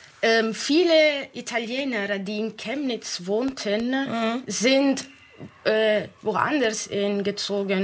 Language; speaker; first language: German; non-native, fluent; Italian